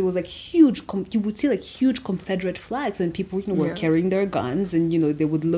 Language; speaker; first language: English; non-native, local second language; Kinyarwanda